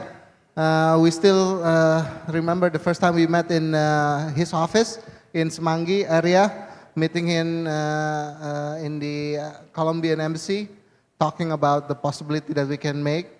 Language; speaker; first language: English; non-native, fluent; Indonesian